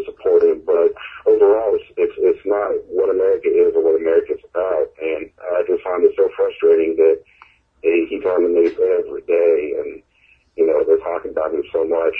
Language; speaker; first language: English; native; English